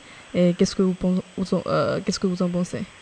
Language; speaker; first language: French; non-native, fluent; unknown